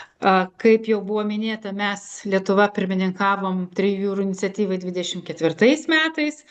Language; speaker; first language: Lithuanian; native; Lithuanian